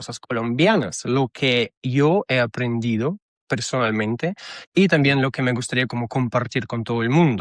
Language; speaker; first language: Spanish; non-native, fluent; Russian